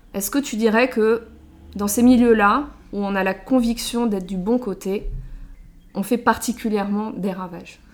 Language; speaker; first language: French; native; French